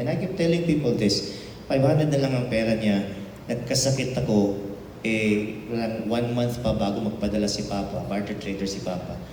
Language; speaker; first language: Filipino; native; Filipino